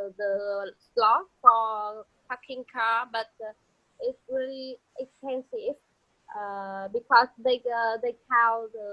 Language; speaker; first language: English; non-native, learner; Vietnamese